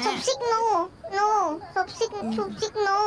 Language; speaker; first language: Vietnamese; non-native, learner; Indonesian